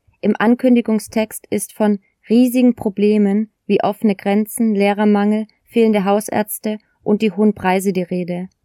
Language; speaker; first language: German; native; German